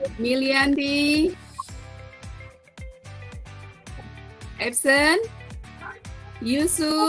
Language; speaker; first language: English; non-native, learner; Indonesian